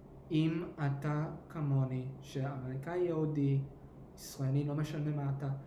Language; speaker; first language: Hebrew; early bilingual, heritage; English